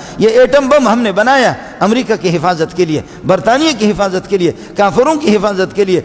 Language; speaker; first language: Urdu; non-native, local second language; Baluchi